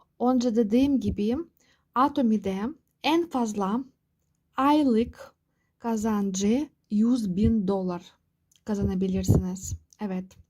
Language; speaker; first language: Turkish; non-native, fluent; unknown